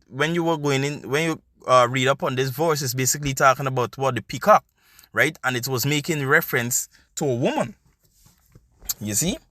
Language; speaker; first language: English; native; English